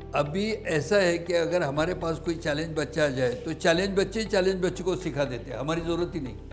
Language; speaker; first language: Hindi; non-native, local second language; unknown